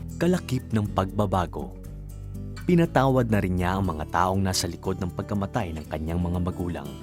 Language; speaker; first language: Filipino; native; Filipino